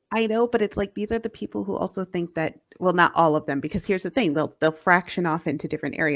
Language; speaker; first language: English; native; English